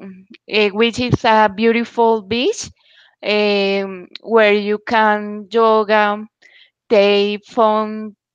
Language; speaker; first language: English; non-native, learner; Spanish